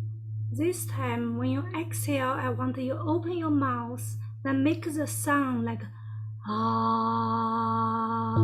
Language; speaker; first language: English; non-native, fluent; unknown